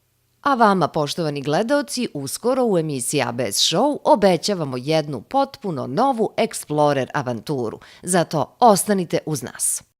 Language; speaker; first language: Serbian; native; Serbian